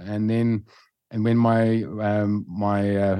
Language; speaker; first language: English; native; English